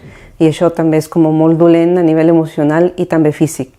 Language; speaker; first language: Catalan; non-native, fluent; Spanish